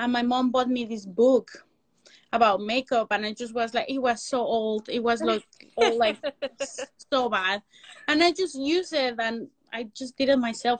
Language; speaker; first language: English; non-native, fluent; Spanish